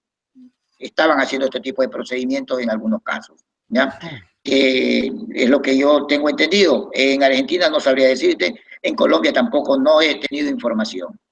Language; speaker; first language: Spanish; native; Spanish